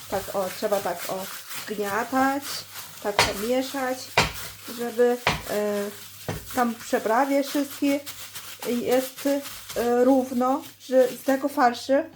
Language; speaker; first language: Polish; non-native, learner; Chinese